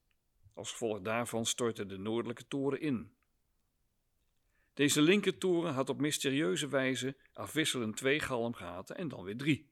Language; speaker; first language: Dutch; native; Dutch